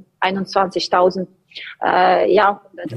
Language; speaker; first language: German; non-native, learner; Ukrainian